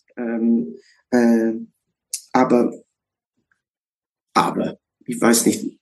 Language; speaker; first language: German; non-native, learner; English